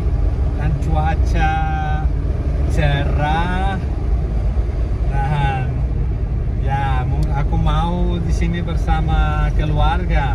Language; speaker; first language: Indonesian; non-native, learner; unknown